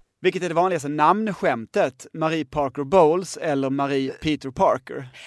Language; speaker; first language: Swedish; native; Swedish